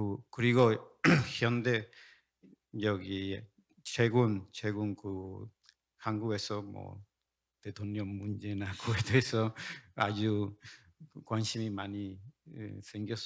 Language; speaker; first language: Korean; non-native, learner; Spanish